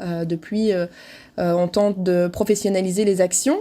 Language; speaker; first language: French; native; French